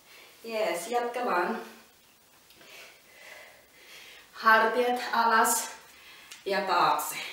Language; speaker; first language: Finnish; non-native, learner; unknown